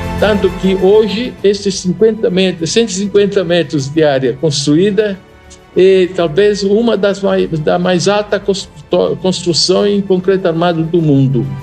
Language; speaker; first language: Portuguese; non-native, fluent; Italian